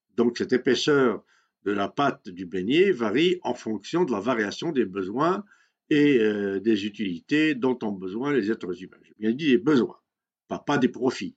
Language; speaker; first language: French; non-native, local second language; Kabyle